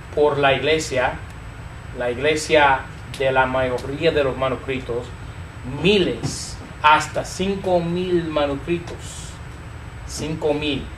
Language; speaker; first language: Spanish; non-native, fluent; English